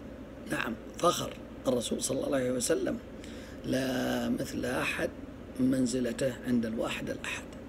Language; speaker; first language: Arabic; native; Arabic